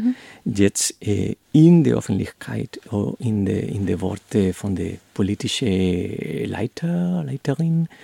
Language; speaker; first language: German; non-native, learner; Spanish